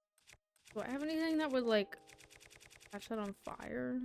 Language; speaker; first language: English; native; English